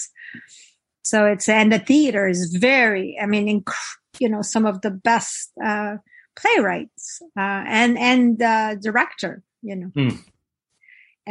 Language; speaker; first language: English; non-native, fluent; French